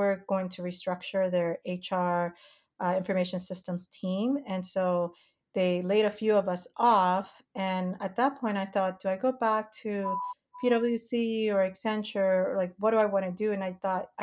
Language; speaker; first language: English; native; English